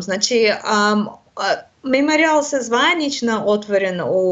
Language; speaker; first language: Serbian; non-native, learner; Russian